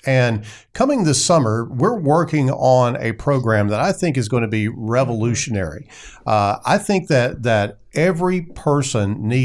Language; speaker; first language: English; native; English